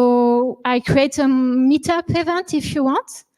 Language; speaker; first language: English; non-native, learner; French